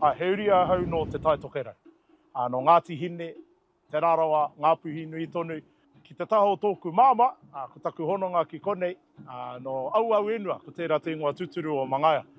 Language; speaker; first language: Māori; non-native, local second language; English